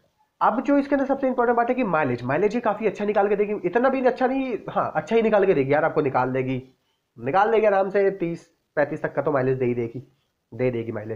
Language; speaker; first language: Hindi; native; Hindi